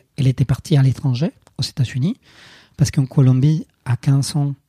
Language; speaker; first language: French; non-native, fluent; Spanish